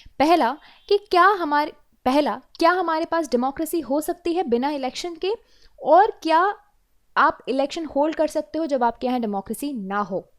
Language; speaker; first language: Hindi; native; Hindi